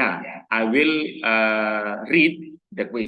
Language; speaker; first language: English; non-native, learner; Indonesian